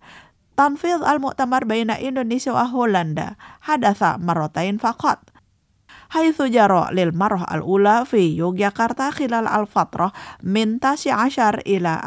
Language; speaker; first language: Arabic; non-native, fluent; Indonesian